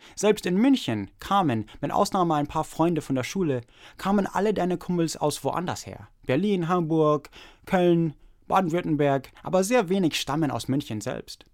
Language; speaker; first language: German; early bilingual, other home language; English